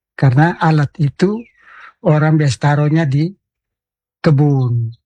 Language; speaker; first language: Indonesian; non-native, local second language; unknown